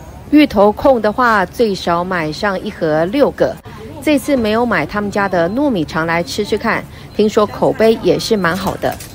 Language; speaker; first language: Chinese; native; Chinese